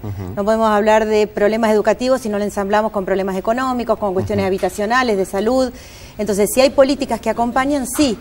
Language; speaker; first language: Spanish; native; Spanish